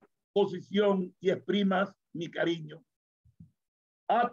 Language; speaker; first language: Spanish; native; Spanish